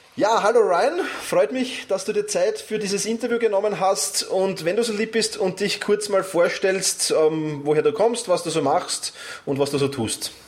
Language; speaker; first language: German; native; German